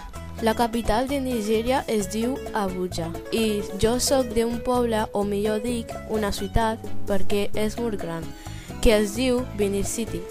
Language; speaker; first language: Catalan; non-native, learner; Bini